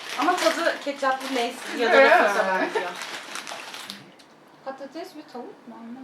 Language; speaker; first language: Turkish; native; Turkish